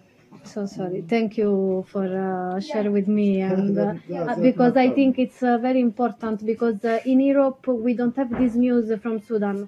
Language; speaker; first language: English; non-native, learner; Italian